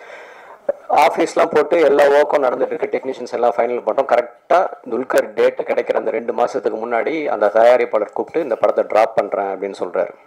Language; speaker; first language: Tamil; native; Tamil